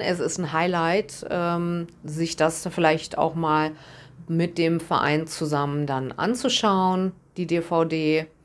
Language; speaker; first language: German; native; German